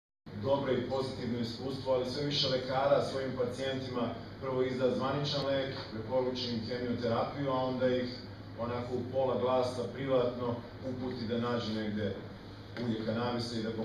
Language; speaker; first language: Serbian; native; Serbian